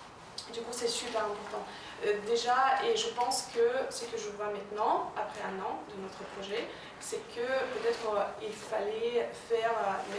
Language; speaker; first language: French; non-native, fluent; Russian